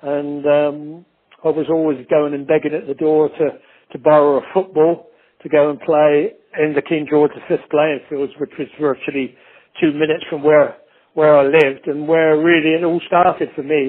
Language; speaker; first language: English; native; English